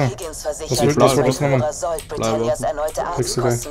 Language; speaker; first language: German; native; German